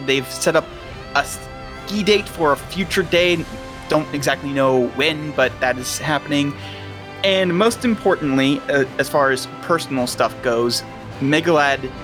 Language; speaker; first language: English; native; English